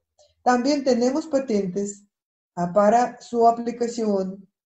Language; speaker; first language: Spanish; non-native, fluent; Russian